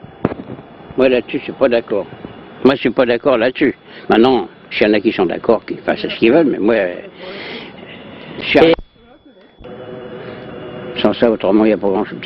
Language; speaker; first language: French; native; French